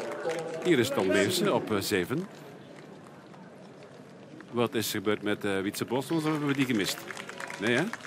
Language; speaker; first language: Dutch; native; Dutch